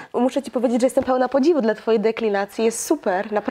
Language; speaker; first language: Polish; native; Polish